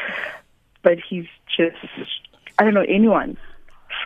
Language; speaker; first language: English; non-native, local second language; Swati